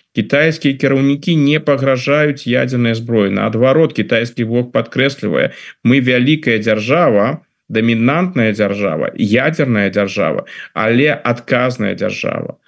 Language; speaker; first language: Belarusian; non-native, local second language; Russian